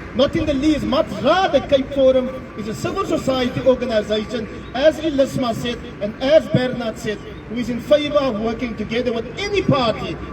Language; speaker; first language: English; non-native, local second language; Afrikaans